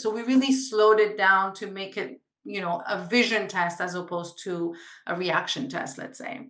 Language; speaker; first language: English; non-native, local second language; French